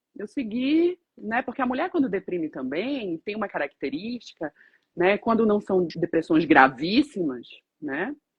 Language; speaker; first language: Portuguese; native; Portuguese